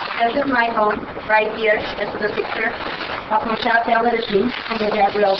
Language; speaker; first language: English; non-native, fluent; Hebrew